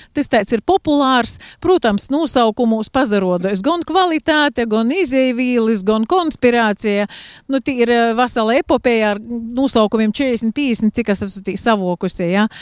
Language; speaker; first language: Latvian; native; Latvian